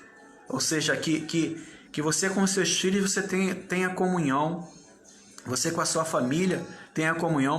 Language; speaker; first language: Portuguese; native; Portuguese